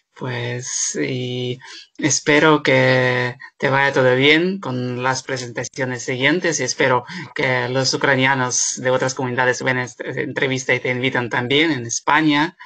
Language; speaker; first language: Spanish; non-native, fluent; Ukrainian